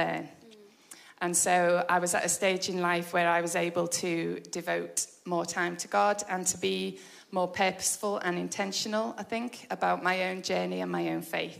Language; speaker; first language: English; native; English